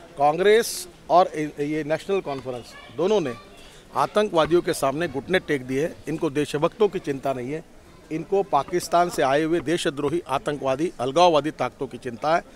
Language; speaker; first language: Hindi; non-native, local second language; Marathi